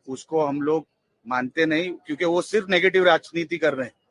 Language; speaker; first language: Hindi; non-native, local second language; Marathi